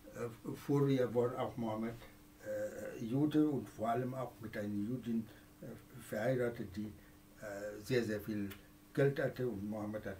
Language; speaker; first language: German; non-native, fluent; Persian